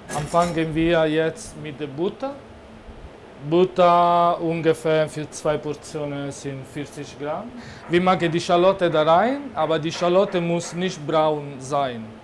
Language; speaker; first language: German; non-native, learner; Italian